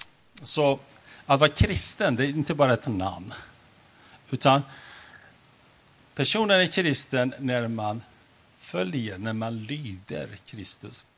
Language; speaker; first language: Swedish; non-native, fluent; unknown